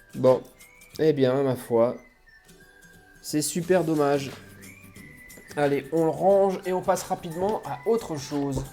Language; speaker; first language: French; native; French